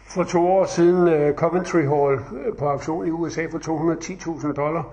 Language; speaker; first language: Danish; native; Danish